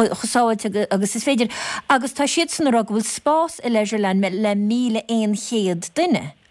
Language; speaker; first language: Irish; native; Irish